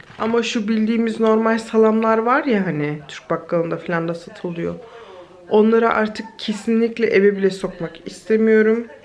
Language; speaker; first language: Turkish; early bilingual, heritage; Turkish